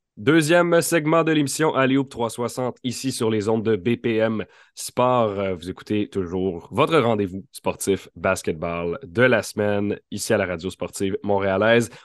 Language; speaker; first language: French; native; French